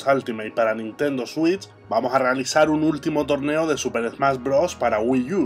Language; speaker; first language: Spanish; native; Spanish